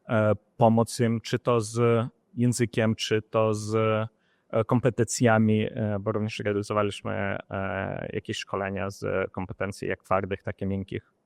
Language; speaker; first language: Polish; non-native, fluent; Ukrainian